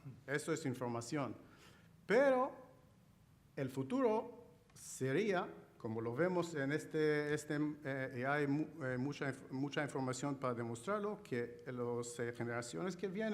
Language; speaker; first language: Spanish; non-native, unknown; Chinese